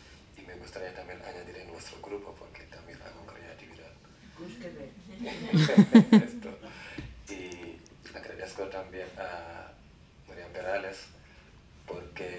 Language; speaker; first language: Spanish; non-native, fluent; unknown